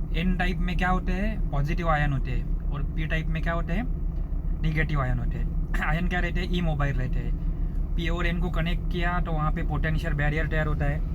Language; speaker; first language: Hindi; non-native, local second language; Marathi